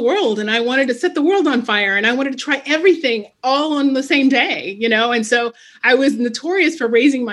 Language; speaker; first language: English; non-native, fluent; Spanish